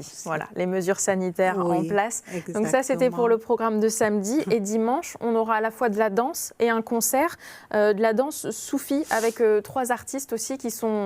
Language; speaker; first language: French; native; French